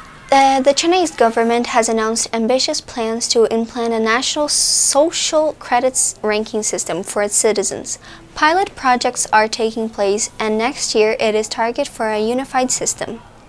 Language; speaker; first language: English; non-native, fluent; Portuguese